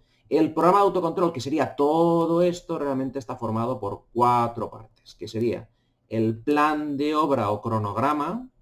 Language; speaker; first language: Spanish; native; Spanish